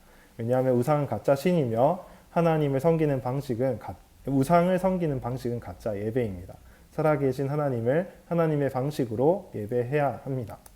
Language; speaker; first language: Korean; native; Korean